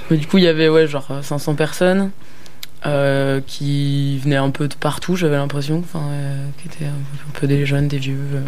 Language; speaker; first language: French; native; French